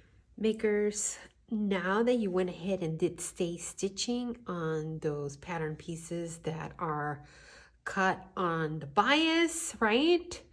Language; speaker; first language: English; native; English